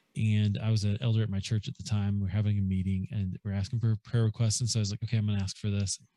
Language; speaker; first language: English; native; English